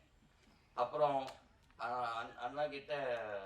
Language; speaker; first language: Tamil; non-native, learner; Telugu